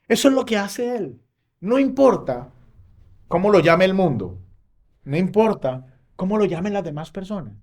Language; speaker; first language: Spanish; native; Spanish